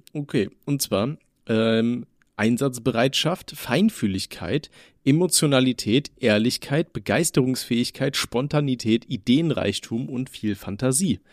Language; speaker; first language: German; native; German